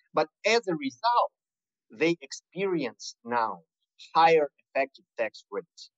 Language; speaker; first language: English; non-native, fluent; Russian